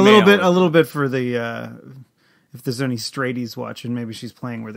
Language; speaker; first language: English; native; English